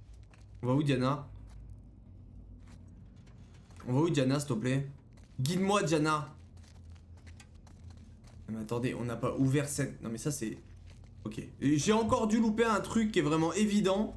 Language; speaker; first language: French; native; French